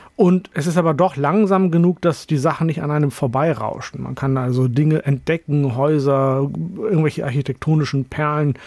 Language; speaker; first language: German; early bilingual, other home language; Urdu